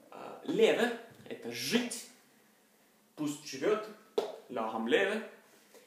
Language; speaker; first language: Russian; non-native, fluent; Norwegian